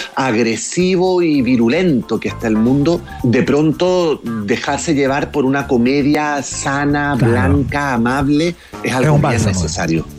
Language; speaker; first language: Spanish; native; Spanish